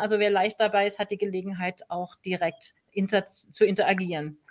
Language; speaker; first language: German; native; German